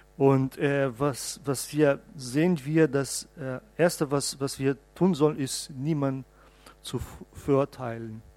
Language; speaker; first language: German; non-native, fluent; Portuguese